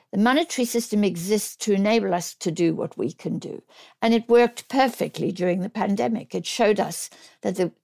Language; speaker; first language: English; native; English